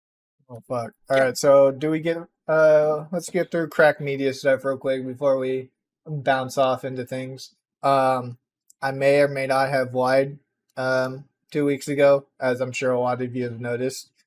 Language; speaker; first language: English; native; English